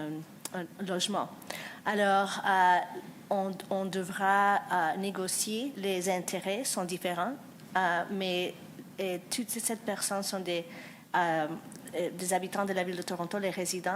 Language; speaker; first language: French; non-native, fluent; English